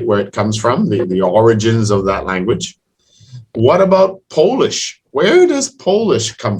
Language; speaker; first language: English; non-native, fluent; French